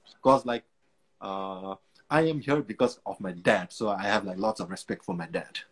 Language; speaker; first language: English; non-native, local second language; Nepali